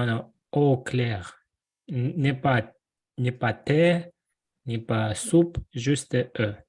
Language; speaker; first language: French; non-native, learner; Russian